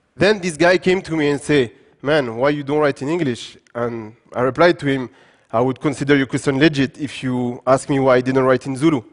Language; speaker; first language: English; non-native, fluent; French